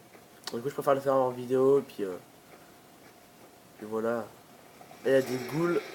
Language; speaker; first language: French; native; French